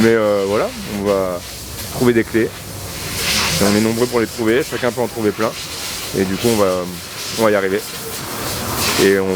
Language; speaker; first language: French; native; French